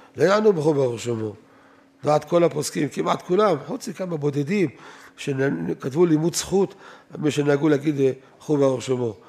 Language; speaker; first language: Hebrew; native; Hebrew